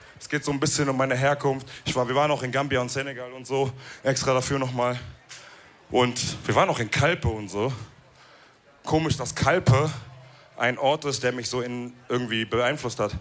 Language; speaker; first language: German; early bilingual, other home language; Wolof